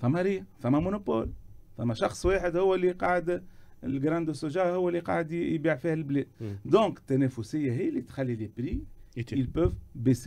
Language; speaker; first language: Arabic; native; Arabic